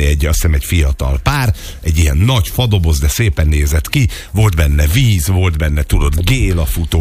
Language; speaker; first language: Hungarian; native; Hungarian